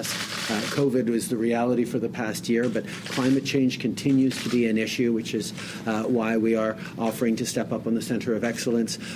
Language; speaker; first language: English; early bilingual, other home language; French